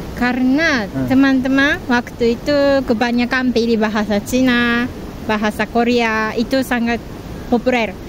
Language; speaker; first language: Indonesian; non-native, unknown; Japanese